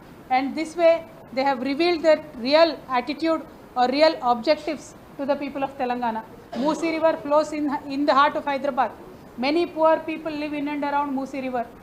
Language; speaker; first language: English; non-native, local second language; Telugu